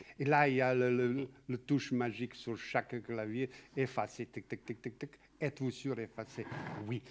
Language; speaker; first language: French; non-native, fluent; Serbian